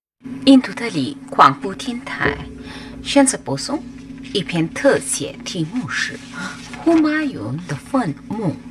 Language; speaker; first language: Chinese; non-native, fluent; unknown